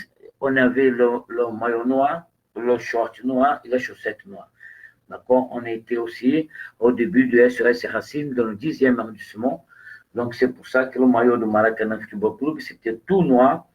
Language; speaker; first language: French; non-native, fluent; Portuguese